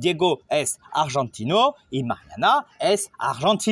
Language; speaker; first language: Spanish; non-native, learner; French